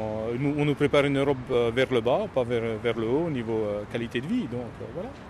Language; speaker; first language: French; native; French